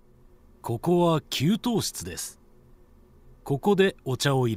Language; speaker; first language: Japanese; non-native, learner; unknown